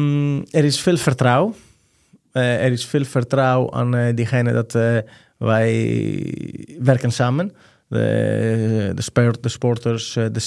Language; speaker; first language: Dutch; non-native, fluent; Greek